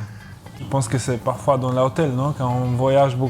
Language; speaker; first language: French; non-native, learner; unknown